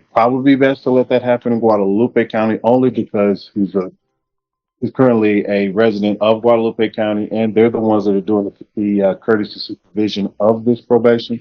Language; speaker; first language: English; native; English